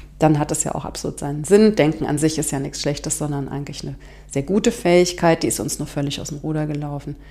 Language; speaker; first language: German; native; German